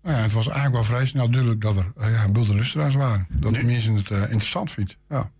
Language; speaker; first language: Dutch; native; Dutch